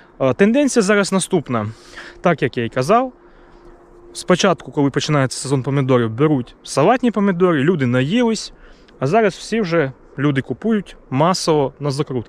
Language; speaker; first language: Ukrainian; native; Ukrainian